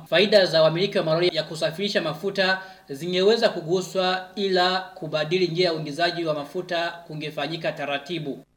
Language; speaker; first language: Swahili; non-native, local second language; Rundi